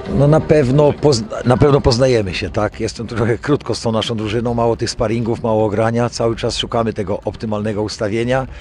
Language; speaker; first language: Polish; native; Polish